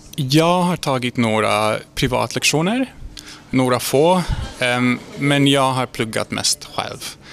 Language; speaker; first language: Swedish; non-native, fluent; Hungarian